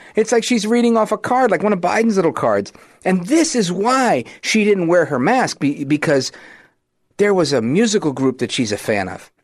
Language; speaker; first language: English; native; English